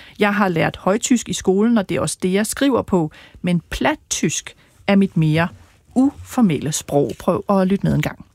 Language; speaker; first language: Danish; native; Danish